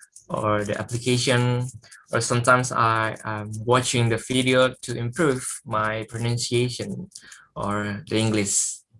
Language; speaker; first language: English; non-native, learner; Indonesian